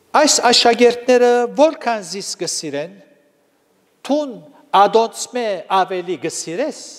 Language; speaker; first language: Armenian; native; Armenian